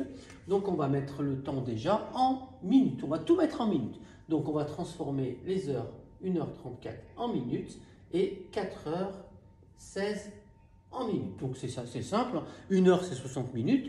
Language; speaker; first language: French; native; French